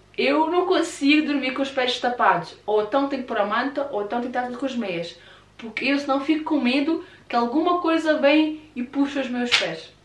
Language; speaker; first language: Portuguese; early bilingual, other home language; Russian